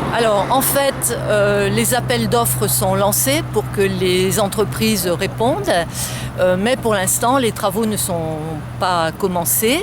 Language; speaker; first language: French; native; French